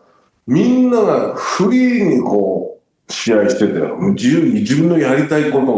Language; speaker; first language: Japanese; native; Japanese